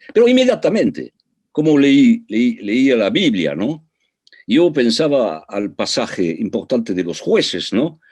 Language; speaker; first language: Spanish; early bilingual, heritage; Spanish